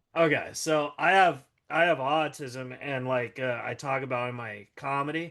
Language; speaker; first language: English; native; English